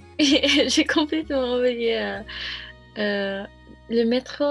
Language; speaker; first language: French; non-native, learner; Japanese